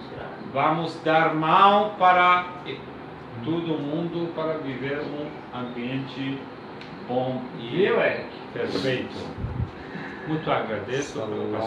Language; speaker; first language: Portuguese; non-native, learner; Persian